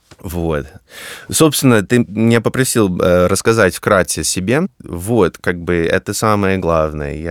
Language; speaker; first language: Russian; non-native, fluent; English